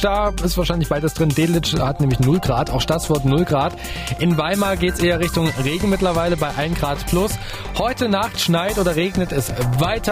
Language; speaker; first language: German; native; German